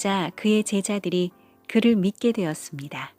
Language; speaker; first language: Korean; native; Korean